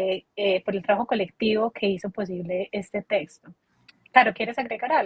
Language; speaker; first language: Spanish; native; Spanish